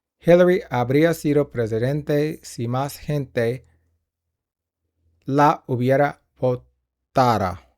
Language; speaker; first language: Spanish; non-native, learner; English